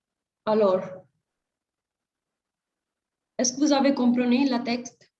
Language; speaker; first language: French; non-native, fluent; Hindi